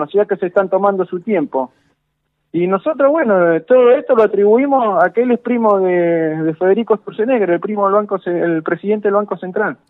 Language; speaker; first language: Spanish; native; Spanish